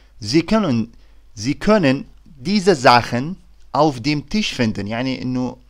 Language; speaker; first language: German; non-native, learner; Arabic